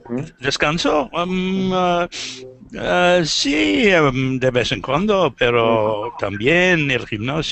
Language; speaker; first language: Spanish; non-native, learner; English